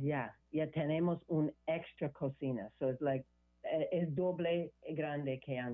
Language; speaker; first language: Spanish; non-native, learner; English